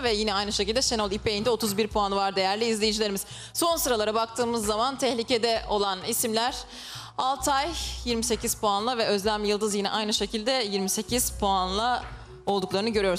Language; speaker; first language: Turkish; native; Turkish